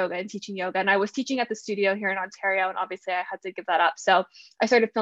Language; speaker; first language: English; native; English